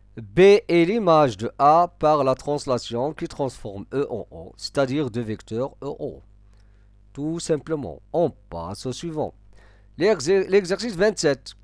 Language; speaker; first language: French; non-native, local second language; Arabic